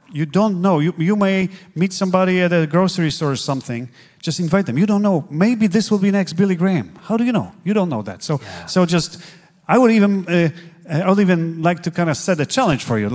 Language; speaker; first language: English; non-native, fluent; Polish